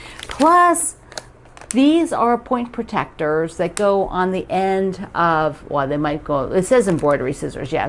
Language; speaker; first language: English; native; English